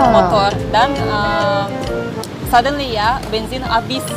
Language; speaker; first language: Indonesian; non-native, fluent; Russian